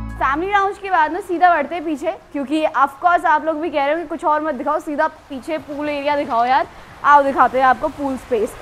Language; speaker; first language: Hindi; native; Hindi